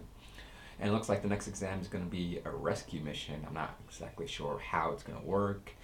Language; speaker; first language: English; native; English